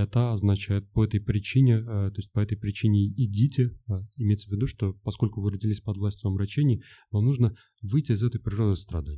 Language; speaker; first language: Russian; native; Russian